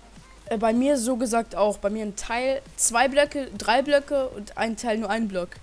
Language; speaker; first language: German; early bilingual, other home language; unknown